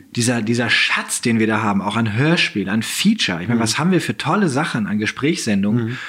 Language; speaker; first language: German; native; German